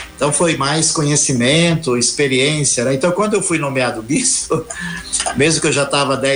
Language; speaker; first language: Portuguese; native; Portuguese